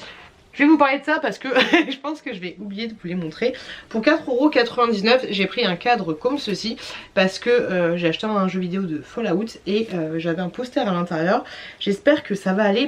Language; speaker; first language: French; native; French